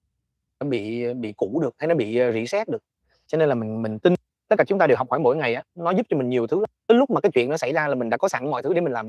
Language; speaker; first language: Vietnamese; native; Vietnamese